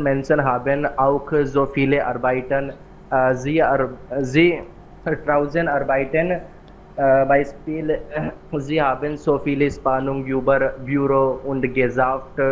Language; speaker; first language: German; non-native, learner; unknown